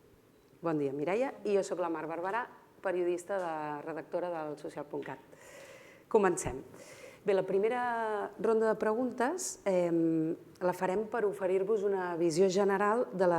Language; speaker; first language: Catalan; native; Catalan